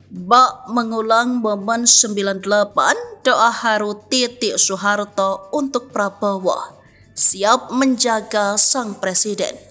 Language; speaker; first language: Indonesian; native; Indonesian